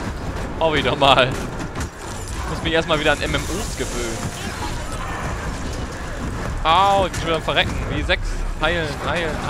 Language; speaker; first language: German; native; German